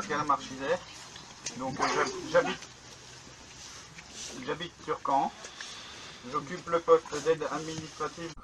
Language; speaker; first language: French; native; French